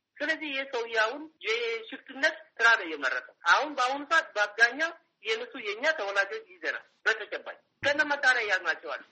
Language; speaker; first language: Amharic; non-native, local second language; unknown